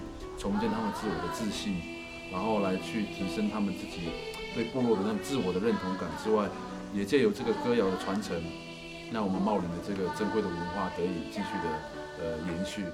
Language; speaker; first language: Chinese; native; Chinese